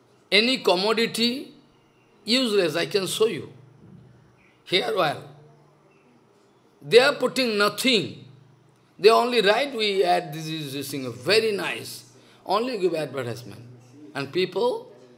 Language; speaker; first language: English; non-native, local second language; Bangla